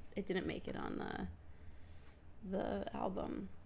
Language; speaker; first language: English; native; English